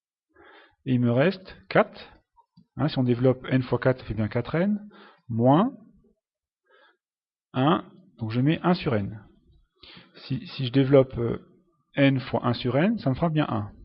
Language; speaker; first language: French; native; French